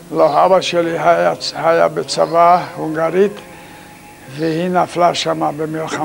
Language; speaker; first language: Hebrew; non-native, fluent; Hungarian